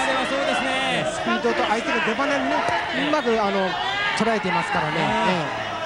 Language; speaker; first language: Japanese; native; Japanese